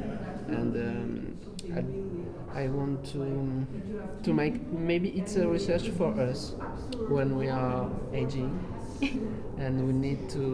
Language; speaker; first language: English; non-native, learner; French